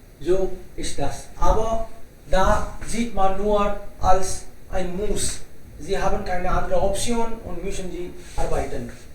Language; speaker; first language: German; non-native, learner; Hindi